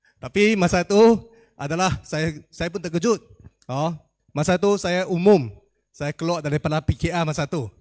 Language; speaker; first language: Malay; non-native, local second language; Chinese